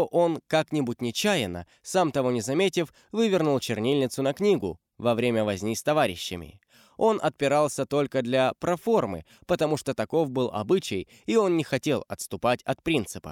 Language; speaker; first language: Russian; native; Russian